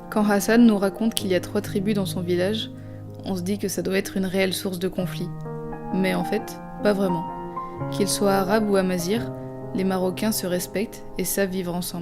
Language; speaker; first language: French; native; French